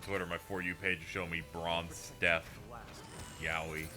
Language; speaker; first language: English; native; English